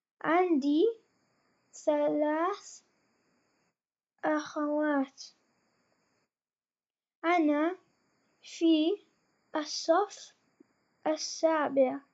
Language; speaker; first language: Arabic; non-native, learner; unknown